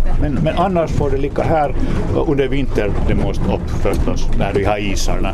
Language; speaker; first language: Swedish; non-native, local second language; Finnish